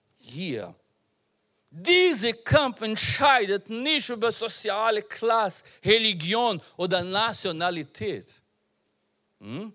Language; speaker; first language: German; non-native, learner; Portuguese